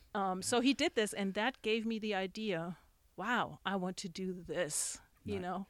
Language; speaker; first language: English; non-native, fluent; German